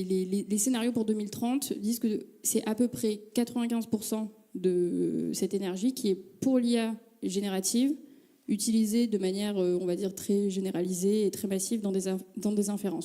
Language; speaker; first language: French; native; French